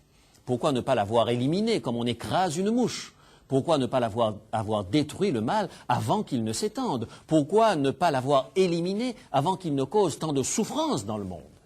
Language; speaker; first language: French; native; French